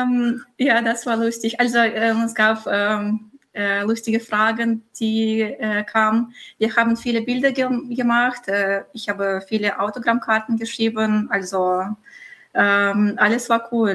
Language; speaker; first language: German; non-native, fluent; Russian